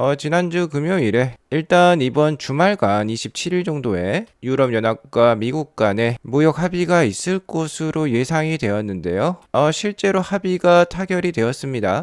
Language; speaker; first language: Korean; native; Korean